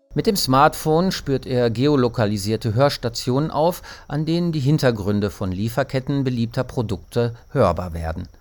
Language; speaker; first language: German; native; German